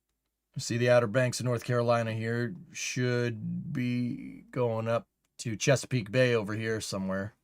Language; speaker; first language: English; native; English